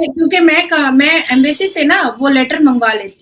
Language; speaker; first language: Hindi; native; Hindi